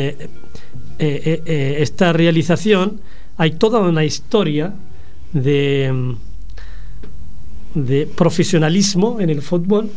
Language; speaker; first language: Spanish; non-native, fluent; Arabic